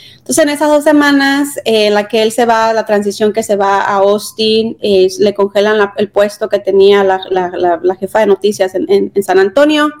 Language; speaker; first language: Spanish; native; Spanish